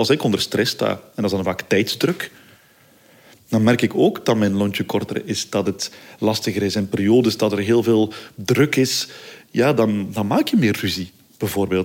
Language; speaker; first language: Dutch; native; Dutch